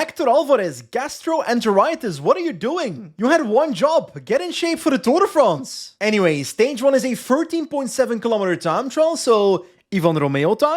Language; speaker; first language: English; non-native, fluent; Dutch